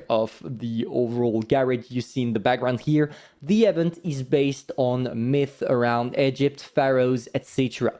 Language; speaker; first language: English; non-native, fluent; French